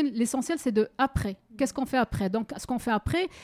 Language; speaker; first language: French; native; French